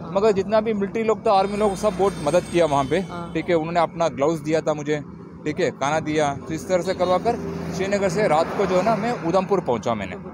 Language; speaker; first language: Hindi; non-native, local second language; Tamil